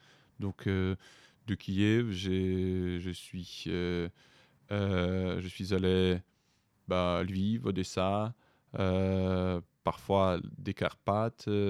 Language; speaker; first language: French; non-native, fluent; Ukrainian